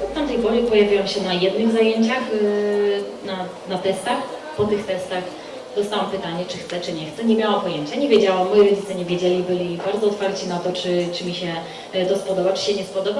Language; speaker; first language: Polish; native; Polish